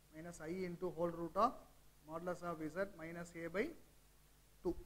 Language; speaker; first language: English; non-native, local second language; Tamil